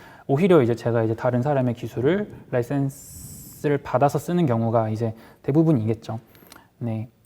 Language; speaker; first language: Korean; native; Korean